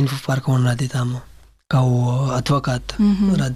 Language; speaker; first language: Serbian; non-native, learner; Pashto